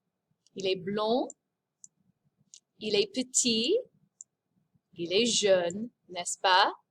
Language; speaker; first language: French; non-native, fluent; English